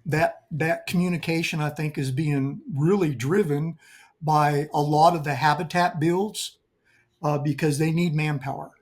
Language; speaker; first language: English; native; English